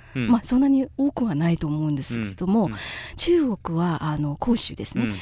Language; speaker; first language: Japanese; non-native, fluent; Chinese